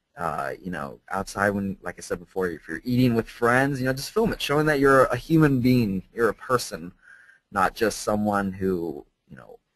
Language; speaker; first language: English; native; English